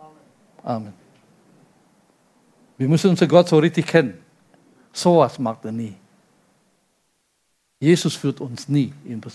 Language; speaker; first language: German; non-native, fluent; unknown